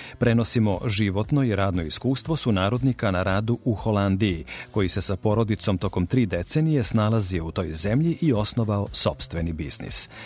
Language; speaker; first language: Serbian; native; Serbian